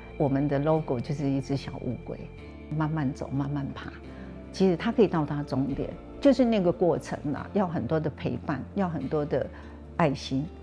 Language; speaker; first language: Chinese; non-native, local second language; Hakka Chinese